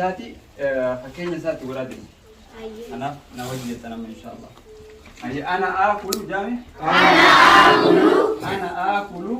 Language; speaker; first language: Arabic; non-native, fluent; Oromo